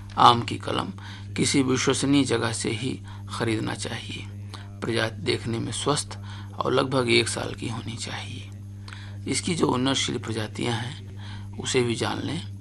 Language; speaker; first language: Hindi; native; Hindi